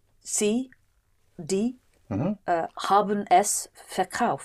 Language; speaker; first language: German; non-native, learner; English